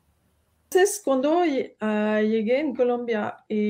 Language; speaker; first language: Spanish; non-native, fluent; French